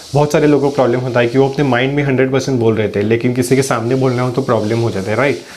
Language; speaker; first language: Hindi; non-native, local second language; Marathi